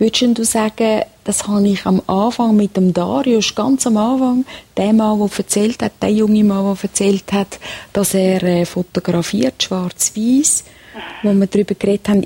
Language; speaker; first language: German; native; German